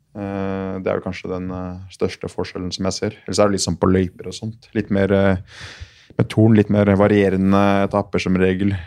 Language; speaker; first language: Norwegian; native; Norwegian